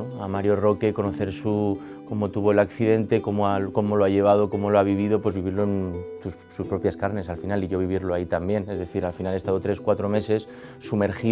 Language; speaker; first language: Spanish; native; Spanish